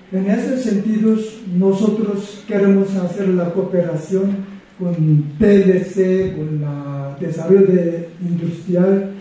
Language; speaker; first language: Spanish; non-native, fluent; Korean